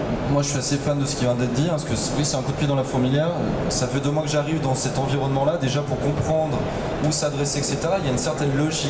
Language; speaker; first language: French; native; French